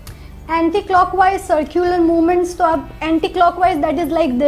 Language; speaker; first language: Hindi; native; Hindi